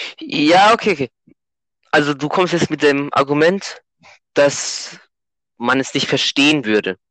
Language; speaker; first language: German; native; German